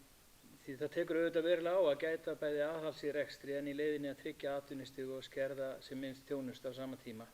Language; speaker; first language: Icelandic; native; Icelandic